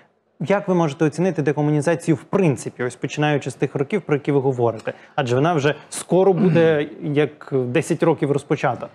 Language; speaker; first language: Ukrainian; native; Ukrainian